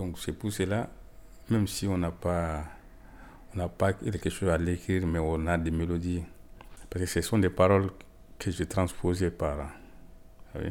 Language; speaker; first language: French; non-native, local second language; Bambara